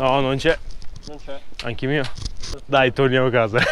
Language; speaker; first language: Italian; non-native, learner; Turkish